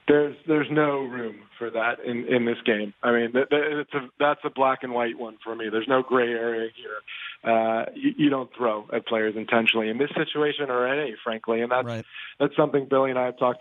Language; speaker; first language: English; native; English